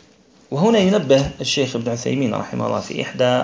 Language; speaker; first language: Arabic; native; Arabic